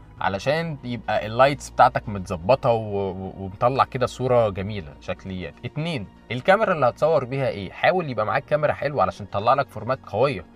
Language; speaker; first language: Arabic; native; Arabic